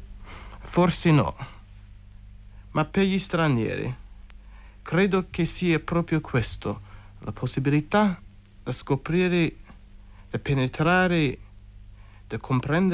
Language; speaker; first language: Italian; non-native, fluent; English